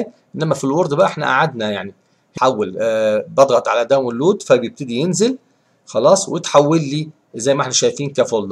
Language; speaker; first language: Arabic; native; Arabic